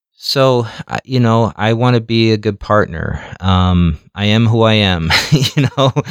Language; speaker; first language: English; native; English